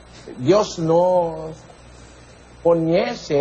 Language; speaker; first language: Spanish; non-native, learner; Filipino